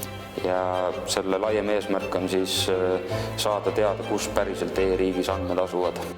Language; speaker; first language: Estonian; native; Estonian